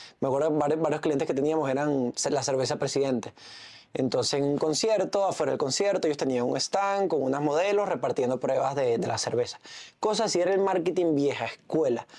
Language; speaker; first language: Spanish; native; Spanish